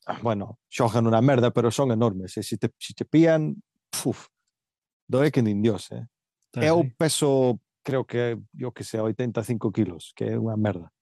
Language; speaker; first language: Galician; early bilingual, heritage; Galician